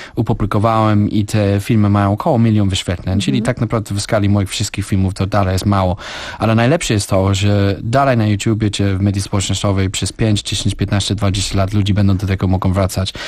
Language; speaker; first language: Polish; non-native, fluent; English